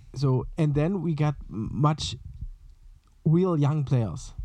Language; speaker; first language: English; non-native, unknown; German